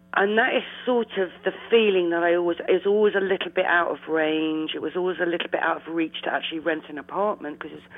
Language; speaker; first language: English; native; English